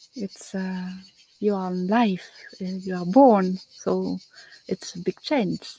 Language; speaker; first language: English; non-native, learner; German